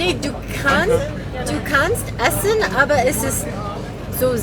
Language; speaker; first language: German; non-native, learner; Korean